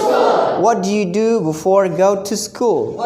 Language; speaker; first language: English; non-native, fluent; Indonesian